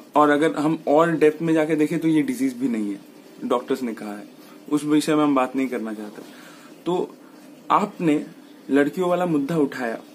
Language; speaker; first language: Hindi; non-native, local second language; Bangla